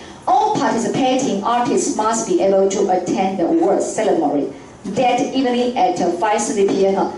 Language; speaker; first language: English; non-native, fluent; Chinese